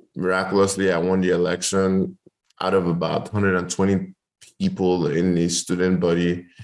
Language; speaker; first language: English; non-native, local second language; Yoruba